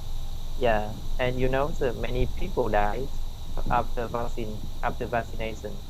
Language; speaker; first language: English; non-native, learner; Vietnamese